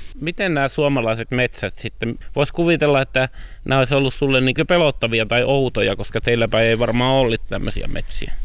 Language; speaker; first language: Finnish; native; Finnish